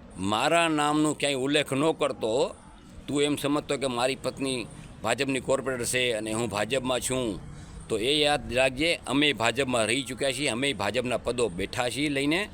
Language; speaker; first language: Gujarati; non-native, local second language; Sindhi